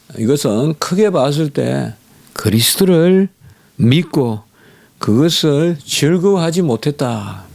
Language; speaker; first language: Korean; native; Korean